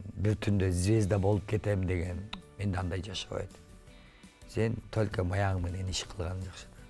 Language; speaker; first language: Kyrgyz; native; Kyrgyz